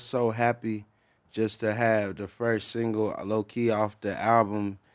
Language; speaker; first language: English; native; English